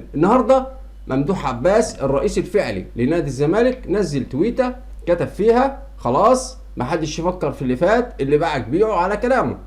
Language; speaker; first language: Arabic; native; Arabic